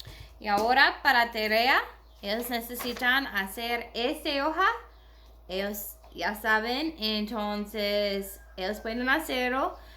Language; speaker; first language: Spanish; non-native, learner; English